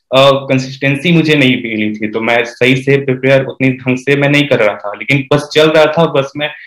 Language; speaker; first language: Hindi; native; Hindi